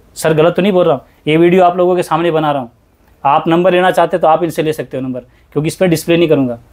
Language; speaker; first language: Hindi; native; Hindi